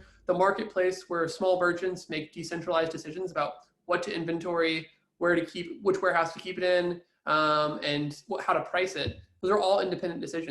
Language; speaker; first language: English; native; English